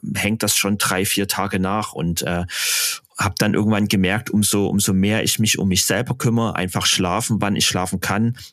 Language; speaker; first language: German; native; German